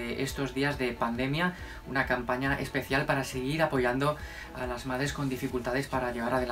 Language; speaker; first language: Spanish; native; Spanish